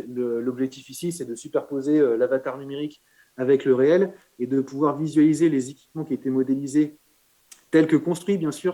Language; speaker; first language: French; native; French